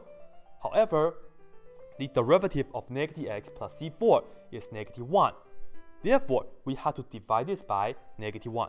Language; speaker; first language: English; non-native, fluent; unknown